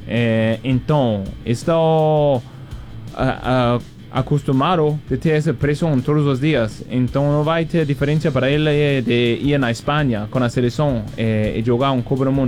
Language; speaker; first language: Portuguese; non-native, fluent; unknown